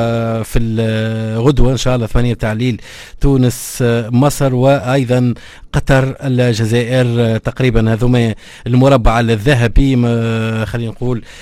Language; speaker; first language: Arabic; native; Arabic